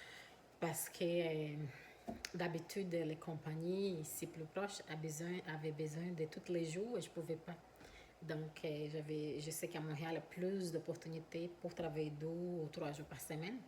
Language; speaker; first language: French; non-native, fluent; Portuguese